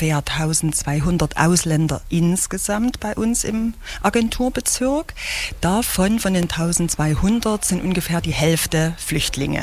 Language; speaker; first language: German; native; German